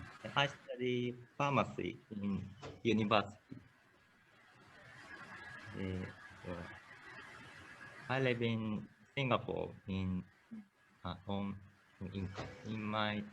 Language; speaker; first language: English; non-native, learner; Japanese